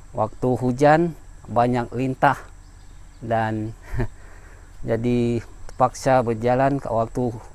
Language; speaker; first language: Malay; non-native, local second language; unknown